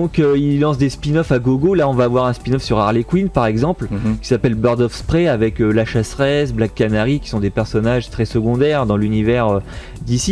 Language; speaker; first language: French; native; French